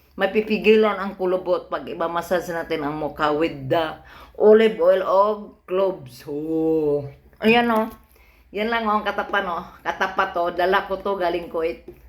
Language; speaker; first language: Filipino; non-native, local second language; Cebuano